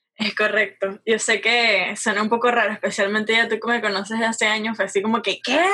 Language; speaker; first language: Spanish; native; Spanish